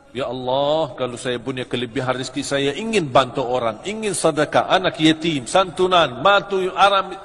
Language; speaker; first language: Malay; non-native, fluent; Arabic